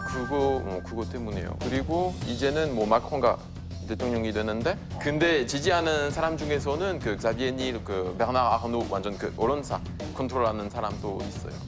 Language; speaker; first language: Korean; non-native, fluent; French